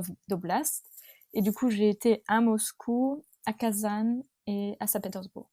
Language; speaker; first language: French; native; French